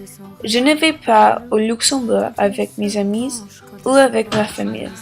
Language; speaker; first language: French; non-native, learner; English